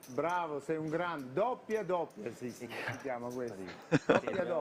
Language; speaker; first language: Italian; non-native, learner; Russian